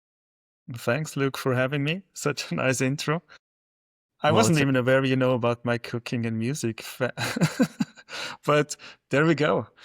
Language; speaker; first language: English; non-native, fluent; German